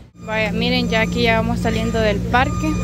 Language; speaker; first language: Spanish; native; Spanish